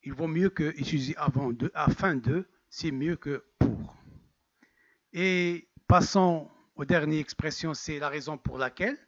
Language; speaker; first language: French; non-native, local second language; Arabic